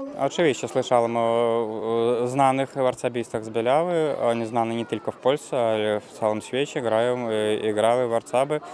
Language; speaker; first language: Polish; non-native, learner; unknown